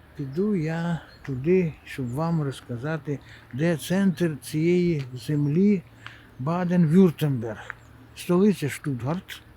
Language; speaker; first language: Ukrainian; non-native, local second language; Russian